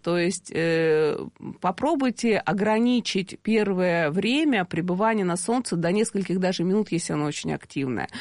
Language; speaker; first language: Russian; native; Russian